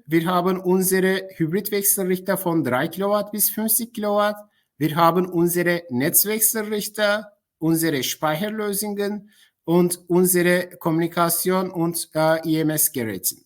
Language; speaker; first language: German; non-native, fluent; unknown